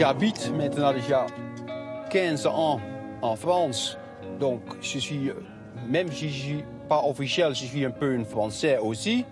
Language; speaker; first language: French; non-native, learner; Dutch